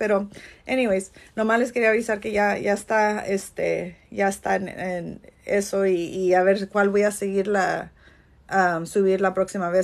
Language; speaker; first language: Spanish; early bilingual, heritage; Spanish